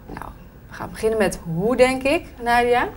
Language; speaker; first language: Dutch; native; Dutch